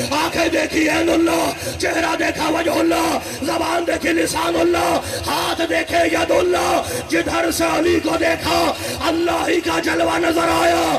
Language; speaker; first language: Urdu; native; Urdu